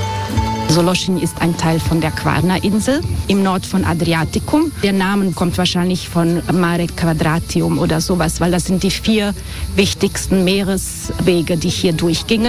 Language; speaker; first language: German; non-native, fluent; Croatian